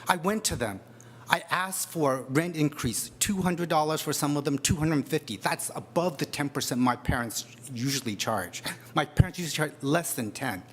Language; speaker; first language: English; native; English